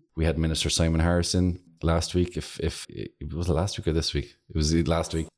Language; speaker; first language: English; native; English